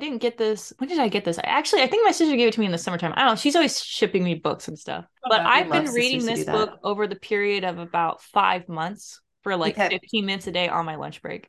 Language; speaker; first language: English; native; English